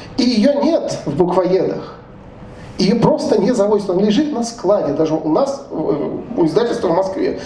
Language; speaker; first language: Russian; native; Russian